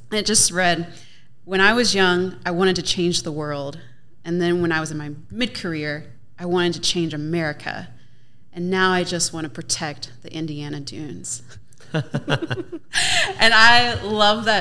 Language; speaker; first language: English; native; English